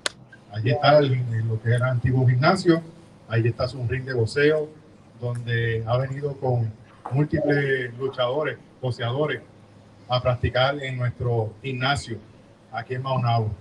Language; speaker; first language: Spanish; native; Spanish